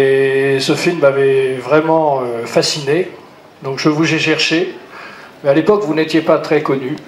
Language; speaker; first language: French; native; French